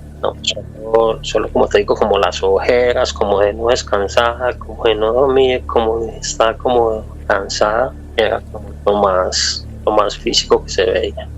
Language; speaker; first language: Spanish; native; Spanish